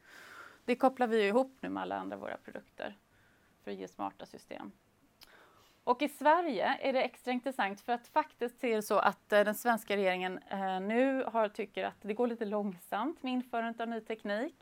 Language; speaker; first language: Swedish; native; Swedish